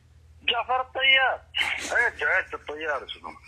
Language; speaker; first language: Arabic; native; Arabic